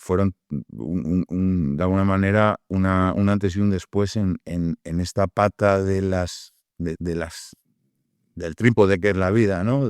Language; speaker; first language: Spanish; native; Spanish